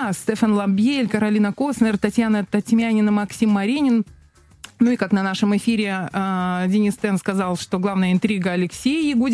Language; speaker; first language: Russian; native; Russian